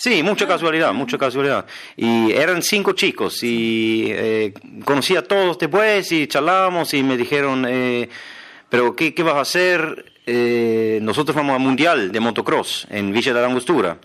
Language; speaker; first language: Spanish; non-native, fluent; German